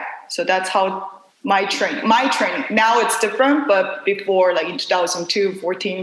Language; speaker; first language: English; non-native, fluent; Korean